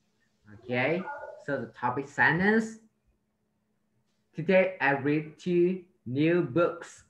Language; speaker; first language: English; non-native, learner; Vietnamese